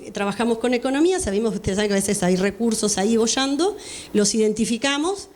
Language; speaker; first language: Spanish; native; Spanish